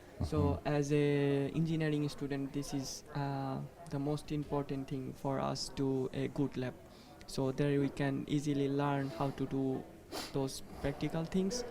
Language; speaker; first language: English; non-native, fluent; Bangla